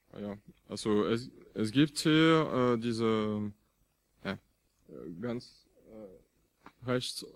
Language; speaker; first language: German; non-native, fluent; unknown